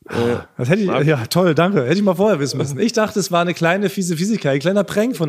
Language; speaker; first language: German; native; German